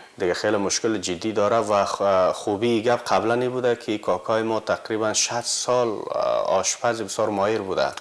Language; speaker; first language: Persian; native; Persian